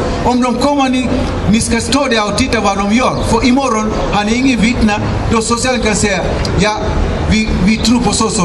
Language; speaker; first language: Swedish; non-native, fluent; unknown